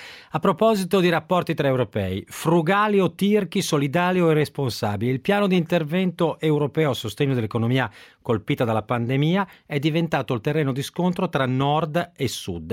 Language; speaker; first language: Italian; native; Italian